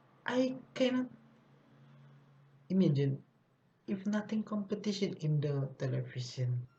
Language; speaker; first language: English; non-native, learner; Indonesian